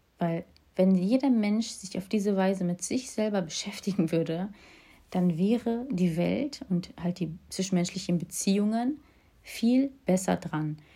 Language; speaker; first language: German; early bilingual, other home language; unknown